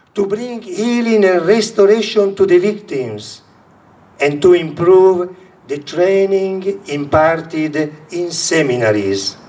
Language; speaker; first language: English; non-native, fluent; Italian